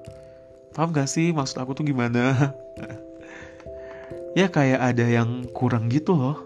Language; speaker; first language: Indonesian; native; Indonesian